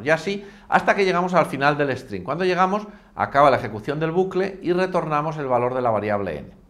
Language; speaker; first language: Spanish; native; Spanish